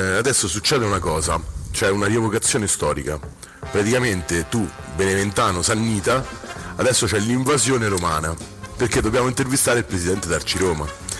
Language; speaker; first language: Italian; native; Italian